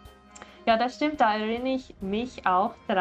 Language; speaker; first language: German; non-native, learner; English